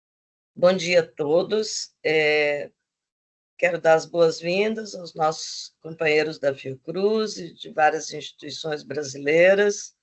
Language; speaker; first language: Portuguese; non-native, fluent; Spanish